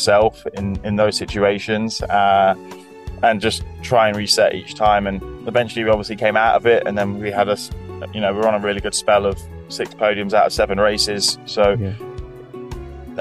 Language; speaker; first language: English; native; English